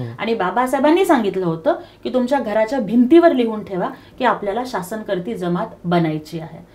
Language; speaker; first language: Marathi; non-native, local second language; Telugu